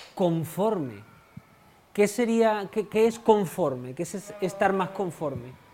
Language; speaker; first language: Spanish; native; Spanish